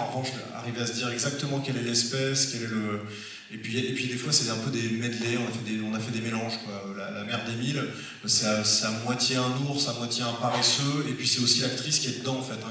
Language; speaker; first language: French; native; French